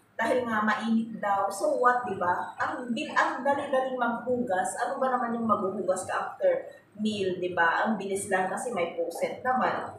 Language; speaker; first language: Filipino; native; Filipino